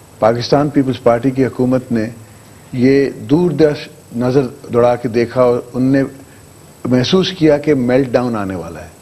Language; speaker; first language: Urdu; non-native, local second language; English